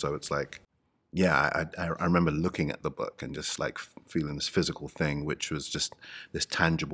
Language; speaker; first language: English; native; English